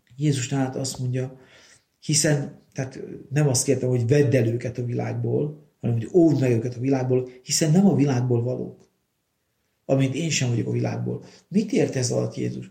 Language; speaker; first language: Hungarian; native; Hungarian